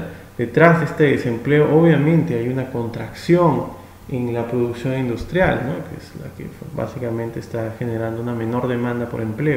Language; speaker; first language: Spanish; native; Spanish